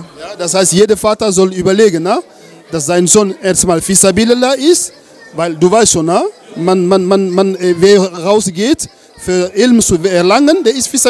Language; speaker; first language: German; non-native, learner; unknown